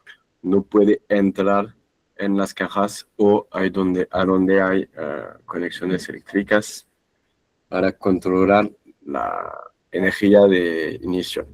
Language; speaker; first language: Spanish; non-native, fluent; French